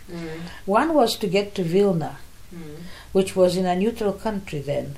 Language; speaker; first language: English; non-native, fluent; Polish